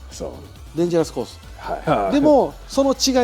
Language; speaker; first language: Japanese; native; Japanese